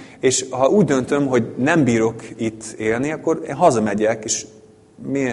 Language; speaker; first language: Hungarian; native; Hungarian